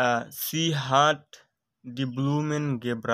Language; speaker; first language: German; non-native, fluent; Bangla